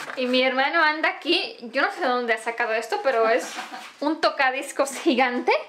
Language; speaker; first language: Spanish; non-native, fluent; Romanian